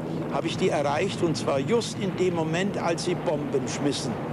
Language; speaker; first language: German; native; German